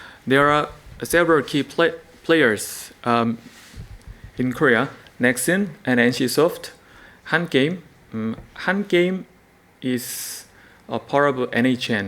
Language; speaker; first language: English; non-native, learner; Korean